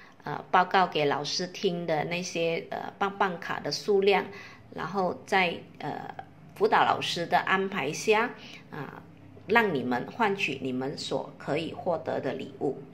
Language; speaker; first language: Chinese; native; Chinese